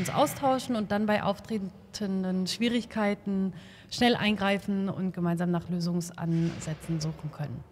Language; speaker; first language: German; native; German